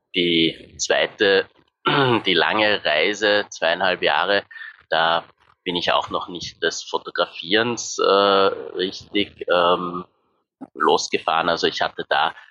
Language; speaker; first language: German; native; German